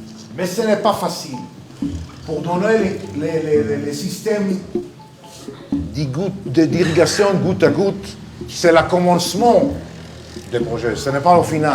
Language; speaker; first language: French; non-native, learner; Hebrew